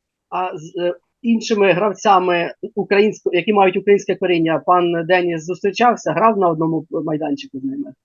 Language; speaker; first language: Ukrainian; native; Ukrainian